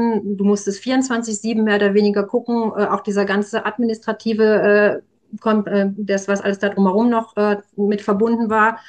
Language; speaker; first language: German; native; German